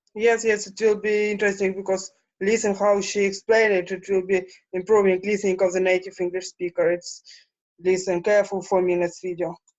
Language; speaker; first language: English; non-native, fluent; Russian